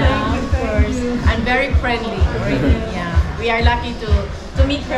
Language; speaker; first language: English; non-native, local second language; Filipino